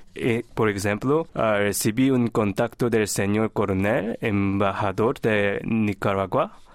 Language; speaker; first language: Spanish; non-native, fluent; Korean